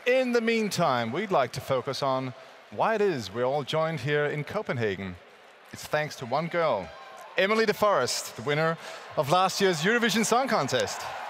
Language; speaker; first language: English; non-native, fluent; Danish